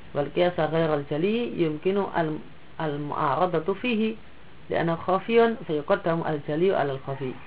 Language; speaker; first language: Arabic; non-native, fluent; Indonesian